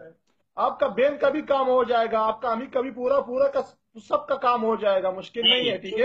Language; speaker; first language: Hindi; non-native, learner; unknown